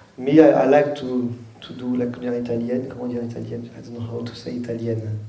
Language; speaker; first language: English; non-native, learner; French